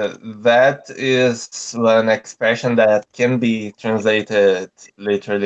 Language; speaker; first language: English; non-native, learner; Portuguese